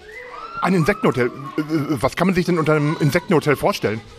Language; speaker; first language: German; native; German